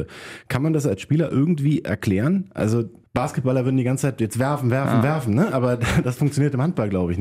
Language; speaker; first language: German; native; German